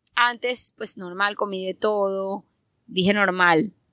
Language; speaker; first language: Spanish; native; Spanish